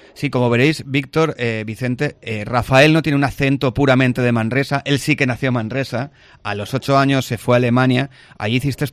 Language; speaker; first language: Spanish; native; Spanish